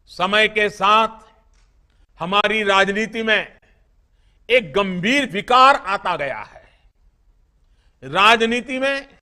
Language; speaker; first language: Hindi; non-native, local second language; Gujarati